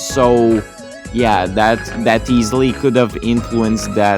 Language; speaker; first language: English; non-native, fluent; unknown